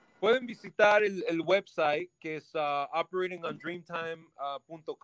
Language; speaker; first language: Spanish; early bilingual, heritage; Spanish